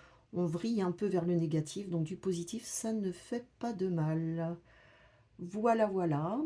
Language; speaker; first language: French; native; French